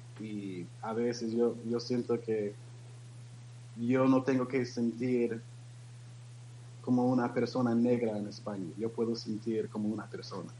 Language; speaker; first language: Spanish; non-native, learner; English